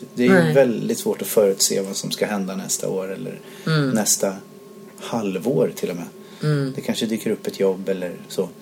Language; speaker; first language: Swedish; native; Swedish